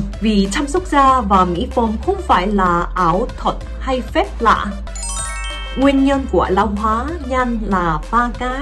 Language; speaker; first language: Vietnamese; non-native, fluent; Korean